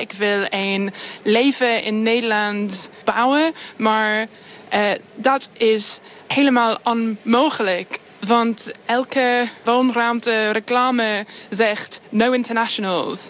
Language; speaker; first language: Dutch; non-native, learner; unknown